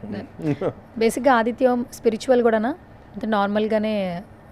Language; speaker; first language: Telugu; native; Telugu